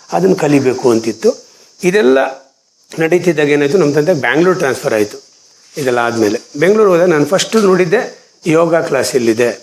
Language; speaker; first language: Kannada; non-native, local second language; Konkani